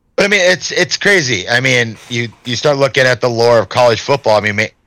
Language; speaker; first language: English; native; English